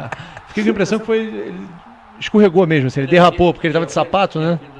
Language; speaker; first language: Portuguese; native; Portuguese